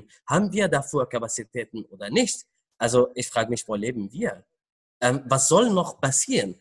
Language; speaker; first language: German; non-native, fluent; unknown